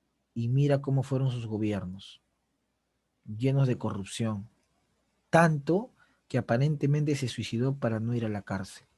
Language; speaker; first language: Spanish; native; Spanish